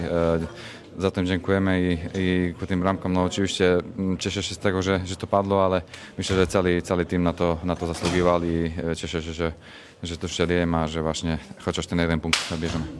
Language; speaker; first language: Polish; non-native, fluent; Slovak